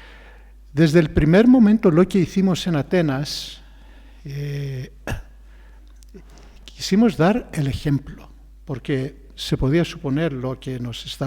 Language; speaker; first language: Spanish; non-native, fluent; Greek